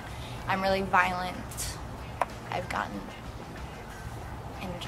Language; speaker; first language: English; native; English